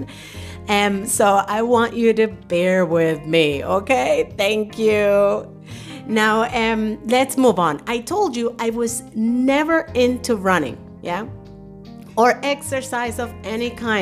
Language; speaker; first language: English; early bilingual, other home language; Spanish